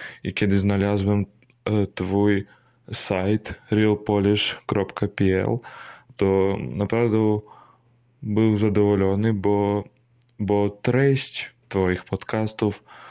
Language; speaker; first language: Polish; non-native, learner; Russian